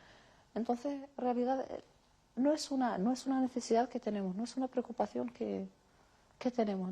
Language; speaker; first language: Spanish; non-native, local second language; Arabic